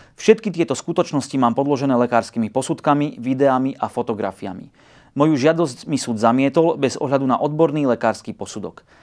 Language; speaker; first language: Slovak; native; Slovak